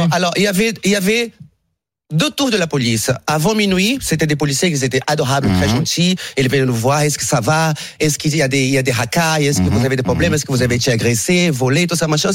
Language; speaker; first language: French; non-native, fluent; Portuguese